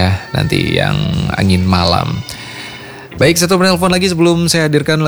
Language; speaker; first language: Indonesian; native; Indonesian